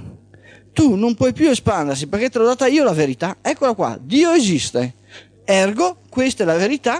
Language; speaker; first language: Italian; native; Italian